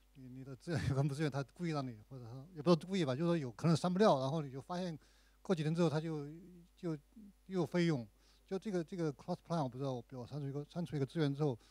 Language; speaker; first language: Chinese; native; Chinese